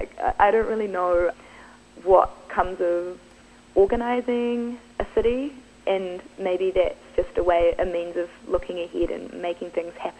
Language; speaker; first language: English; native; English